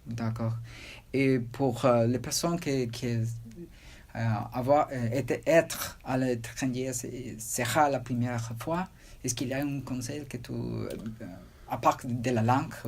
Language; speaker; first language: French; non-native, learner; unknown